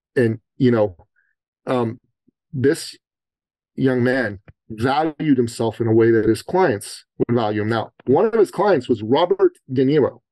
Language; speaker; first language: English; early bilingual, other home language; Persian